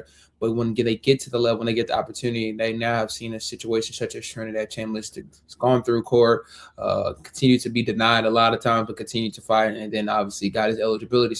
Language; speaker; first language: English; native; English